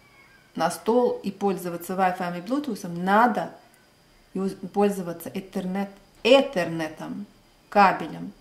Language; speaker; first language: Russian; non-native, local second language; Latvian